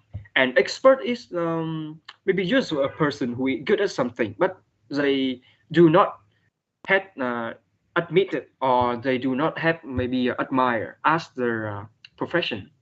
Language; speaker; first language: English; non-native, fluent; Vietnamese